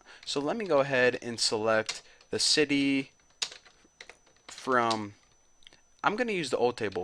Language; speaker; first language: English; native; English